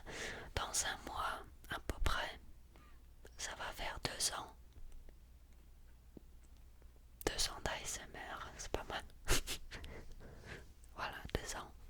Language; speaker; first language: French; early bilingual, heritage; French